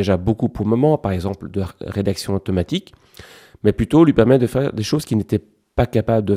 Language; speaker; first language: French; native; French